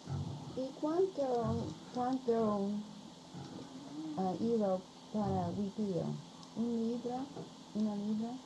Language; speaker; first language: Spanish; non-native, learner; English